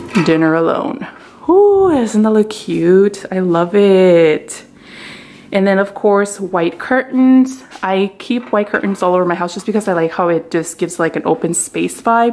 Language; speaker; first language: English; early bilingual, other home language; Spanish